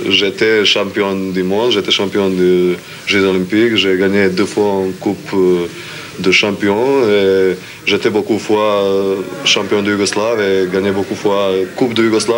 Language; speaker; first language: French; non-native, learner; Serbian